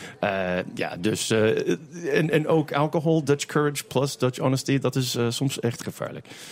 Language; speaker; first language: Dutch; non-native, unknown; English